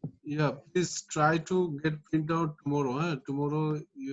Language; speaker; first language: English; non-native, local second language; Bangla